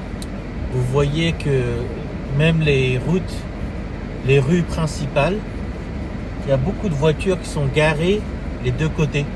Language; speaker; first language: French; early bilingual, heritage; French